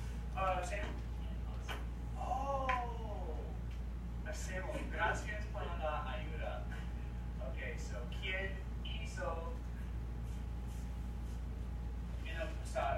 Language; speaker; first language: Spanish; non-native, fluent; English